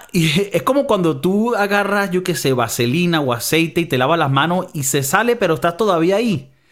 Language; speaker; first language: Spanish; native; Spanish